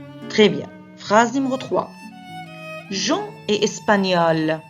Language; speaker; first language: French; non-native, fluent; Arabic